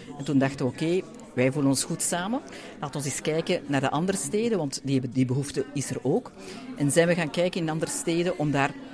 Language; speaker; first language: Dutch; native; Dutch